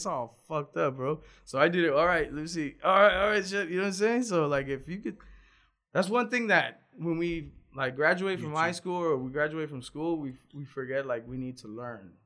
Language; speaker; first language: English; native; English